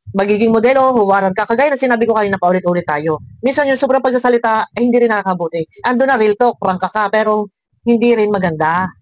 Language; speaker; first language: Filipino; native; Filipino